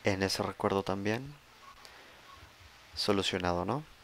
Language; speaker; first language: Spanish; native; Spanish